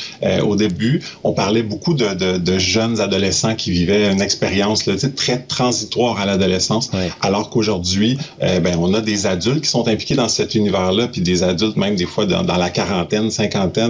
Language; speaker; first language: French; native; French